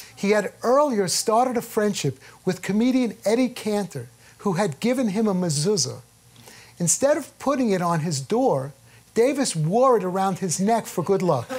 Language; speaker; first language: English; native; English